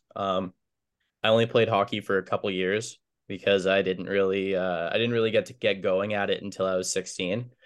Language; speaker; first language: English; native; English